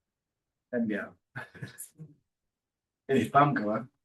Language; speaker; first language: Spanish; native; Spanish